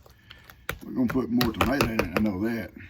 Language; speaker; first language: English; native; English